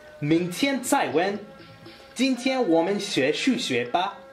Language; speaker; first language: Chinese; non-native, learner; English